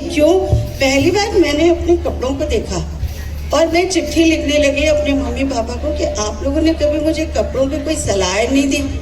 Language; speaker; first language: Hindi; non-native, local second language; Odia